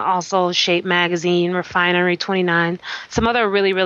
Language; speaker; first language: English; native; English